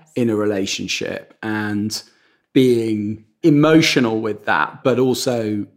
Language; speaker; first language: English; native; English